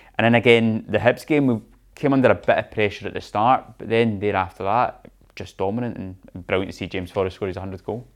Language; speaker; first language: English; native; English